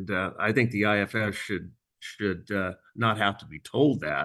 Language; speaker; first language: English; native; English